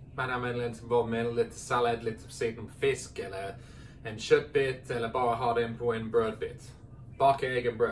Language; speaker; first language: Swedish; non-native, fluent; English